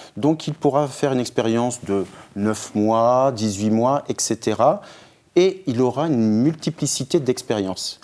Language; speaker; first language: French; native; French